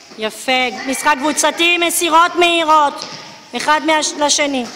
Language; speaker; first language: Hebrew; native; Hebrew